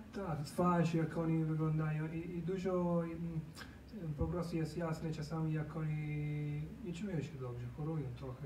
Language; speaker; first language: Polish; non-native, learner; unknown